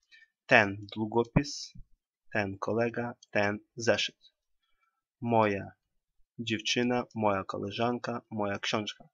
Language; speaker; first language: Polish; non-native, learner; Russian